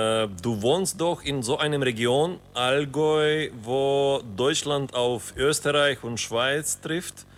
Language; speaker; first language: German; non-native, fluent; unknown